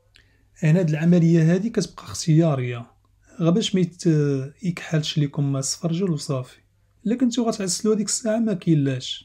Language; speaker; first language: Arabic; native; Arabic